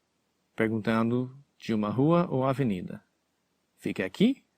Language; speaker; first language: Portuguese; non-native, fluent; English